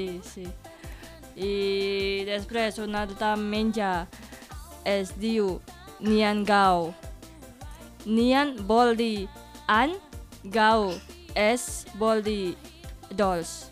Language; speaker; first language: Catalan; non-native, learner; Indonesian